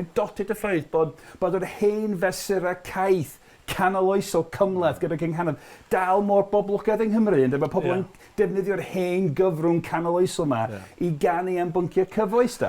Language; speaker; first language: Welsh; non-native, fluent; English